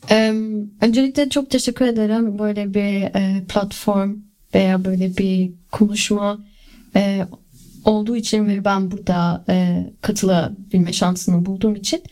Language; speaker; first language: Turkish; early bilingual, other home language; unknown